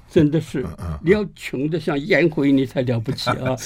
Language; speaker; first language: Chinese; native; Chinese